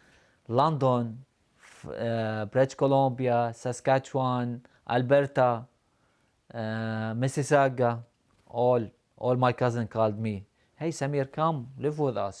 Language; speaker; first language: English; non-native, learner; Arabic